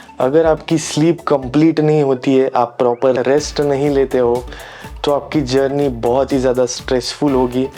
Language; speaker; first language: Hindi; non-native, local second language; Marathi